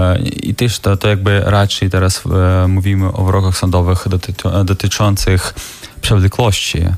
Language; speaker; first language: Polish; non-native, fluent; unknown